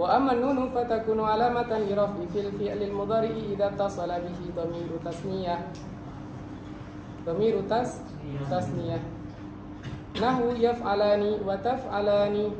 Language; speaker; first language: Arabic; non-native, fluent; Indonesian